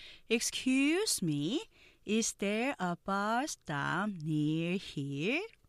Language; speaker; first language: English; non-native, fluent; Korean